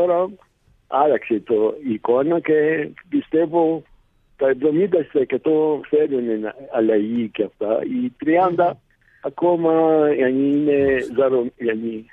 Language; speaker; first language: Greek; early bilingual, heritage; Greek